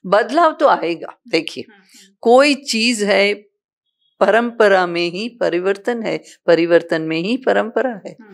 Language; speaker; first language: Hindi; non-native, local second language; Gujarati